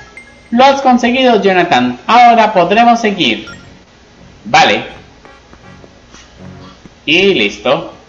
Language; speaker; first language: Spanish; native; Spanish